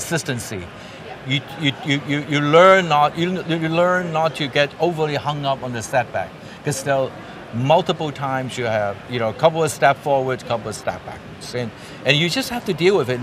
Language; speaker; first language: English; non-native, local second language; Cantonese